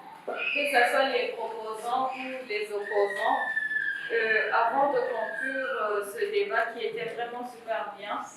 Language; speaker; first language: French; non-native, local second language; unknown